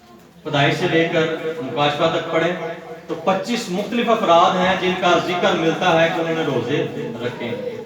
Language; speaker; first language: Urdu; native; Urdu